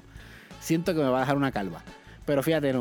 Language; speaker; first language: Spanish; native; Spanish